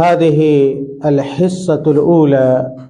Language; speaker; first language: Arabic; non-native, fluent; Urdu